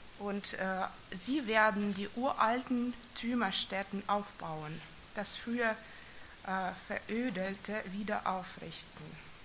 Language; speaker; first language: German; non-native, fluent; Russian